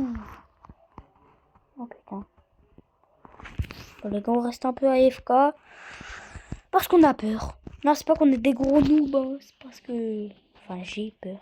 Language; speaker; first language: French; native; French